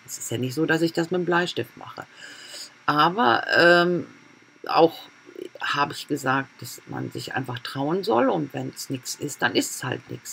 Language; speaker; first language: German; native; German